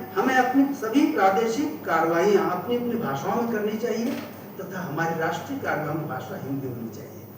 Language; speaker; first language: Hindi; native; Hindi